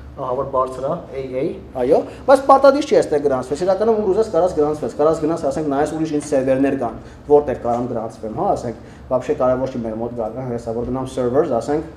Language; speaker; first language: Armenian; early bilingual, heritage; Armenian